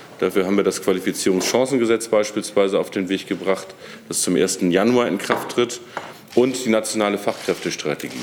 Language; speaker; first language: German; native; German